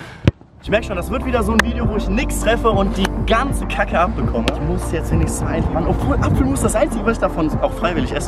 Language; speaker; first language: German; native; German